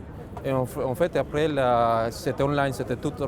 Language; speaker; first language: French; non-native, fluent; Spanish